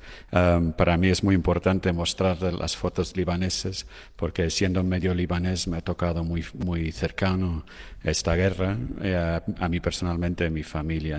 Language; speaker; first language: Spanish; non-native, fluent; English